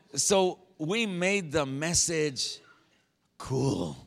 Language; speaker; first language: English; native; English